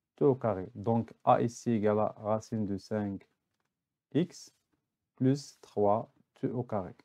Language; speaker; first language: French; non-native, local second language; Arabic